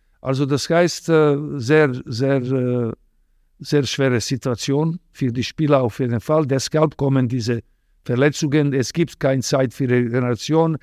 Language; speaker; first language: German; non-native, fluent; Serbian